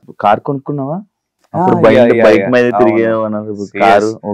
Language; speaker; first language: Telugu; native; Telugu